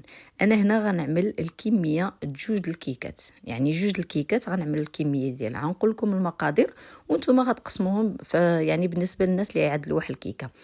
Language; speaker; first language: Arabic; native; Arabic